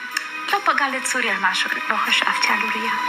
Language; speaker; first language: Hebrew; non-native, fluent; German